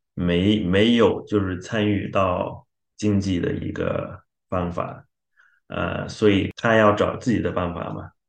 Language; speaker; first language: Chinese; non-native, fluent; Xhosa